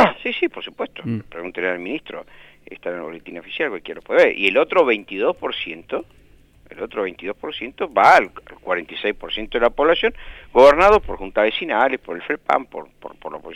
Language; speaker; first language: Spanish; native; Spanish